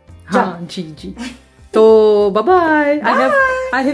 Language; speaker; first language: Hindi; non-native, fluent; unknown